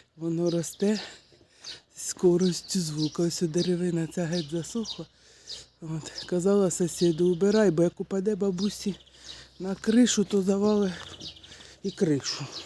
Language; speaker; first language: Ukrainian; native; Ukrainian